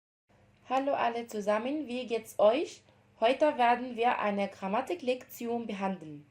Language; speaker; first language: German; non-native, fluent; Arabic